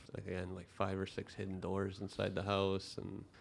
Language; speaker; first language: English; native; English